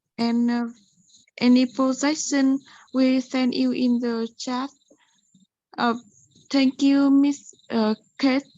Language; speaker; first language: English; non-native, learner; Vietnamese